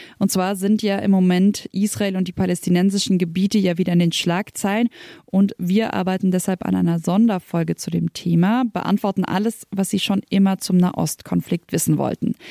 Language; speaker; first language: German; native; German